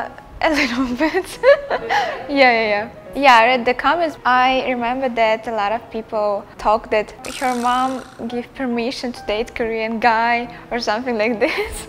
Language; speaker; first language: English; non-native, fluent; Russian